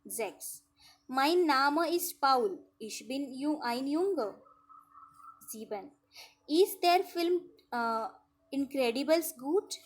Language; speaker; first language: German; non-native, fluent; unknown